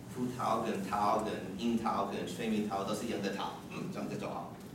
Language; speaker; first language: Chinese; non-native, learner; English